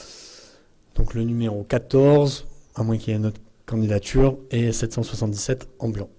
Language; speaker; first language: French; native; French